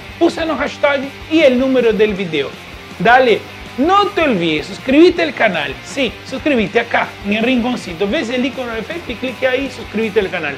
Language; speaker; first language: Spanish; native; Spanish